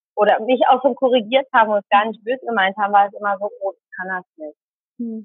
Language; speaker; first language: German; early bilingual, other home language; Tamil